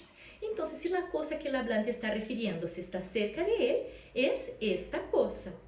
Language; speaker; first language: Spanish; non-native, fluent; Portuguese